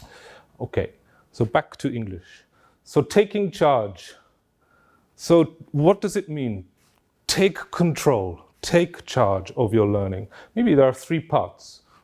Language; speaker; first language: English; non-native, fluent; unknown